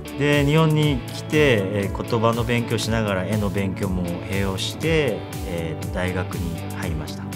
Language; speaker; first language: Japanese; non-native, fluent; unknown